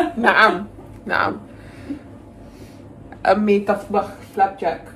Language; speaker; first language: Arabic; non-native, learner; English